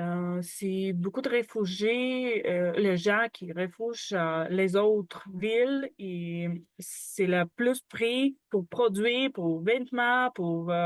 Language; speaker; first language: French; non-native, learner; Ukrainian